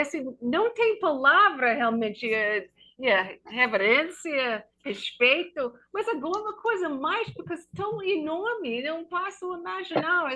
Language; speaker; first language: Portuguese; non-native, learner; English